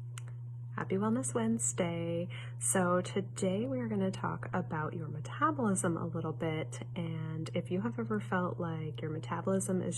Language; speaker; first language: English; native; English